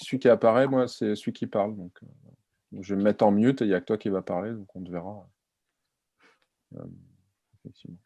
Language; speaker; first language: French; native; French